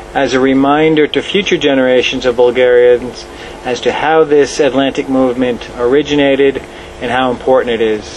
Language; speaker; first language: English; native; English